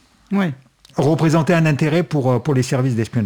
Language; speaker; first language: French; non-native, fluent; Russian